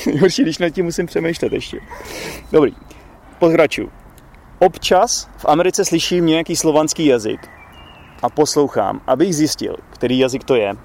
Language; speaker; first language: Czech; native; Czech